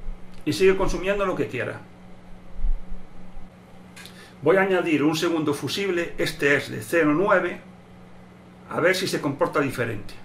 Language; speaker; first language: Spanish; native; Spanish